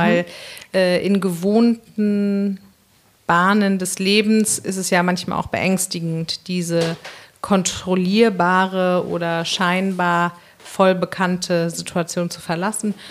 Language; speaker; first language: German; native; German